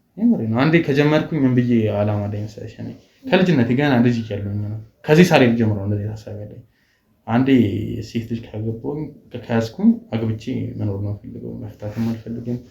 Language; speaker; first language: Amharic; native; Amharic